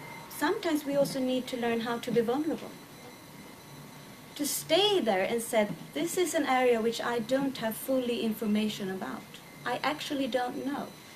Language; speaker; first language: English; non-native, fluent; Swedish